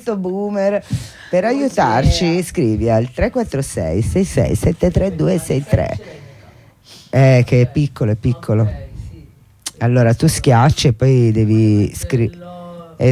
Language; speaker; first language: Italian; native; Italian